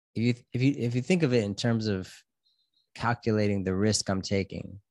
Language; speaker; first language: English; native; English